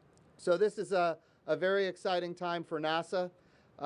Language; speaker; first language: English; native; English